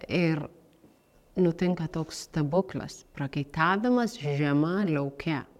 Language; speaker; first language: Lithuanian; non-native, fluent; Amharic